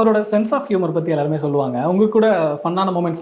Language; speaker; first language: Tamil; native; Tamil